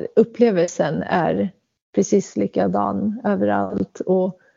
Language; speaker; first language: Swedish; early bilingual, other home language; Central Kurdish